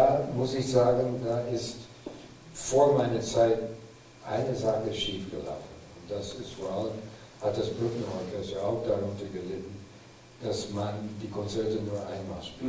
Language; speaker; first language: German; non-native, fluent; English